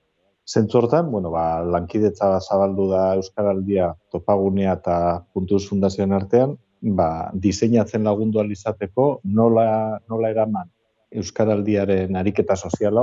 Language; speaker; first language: Basque; native; Basque